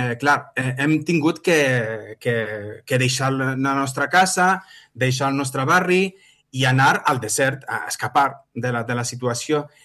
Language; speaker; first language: Catalan; non-native, fluent; Arabic